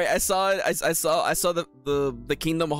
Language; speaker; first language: English; native; English